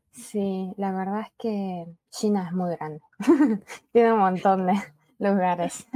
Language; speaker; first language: Spanish; early bilingual, other home language; Chinese